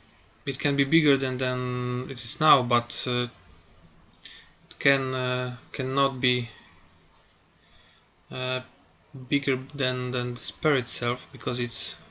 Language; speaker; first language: English; non-native, fluent; Polish